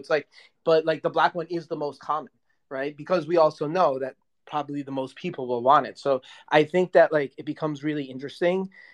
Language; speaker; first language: English; native; English